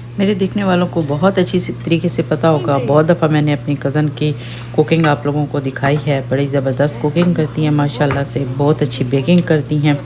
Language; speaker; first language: Urdu; non-native, local second language; Pahari-Potwari